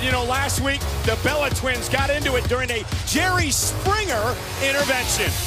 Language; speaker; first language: English; native; English